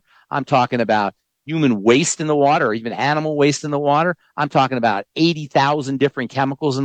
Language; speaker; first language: English; native; English